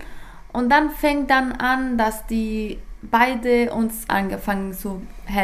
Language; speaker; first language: German; non-native, fluent; Persian